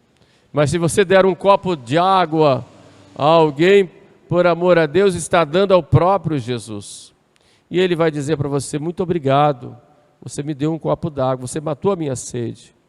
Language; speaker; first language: Portuguese; native; Portuguese